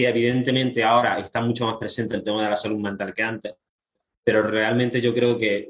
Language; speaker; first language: Spanish; native; Spanish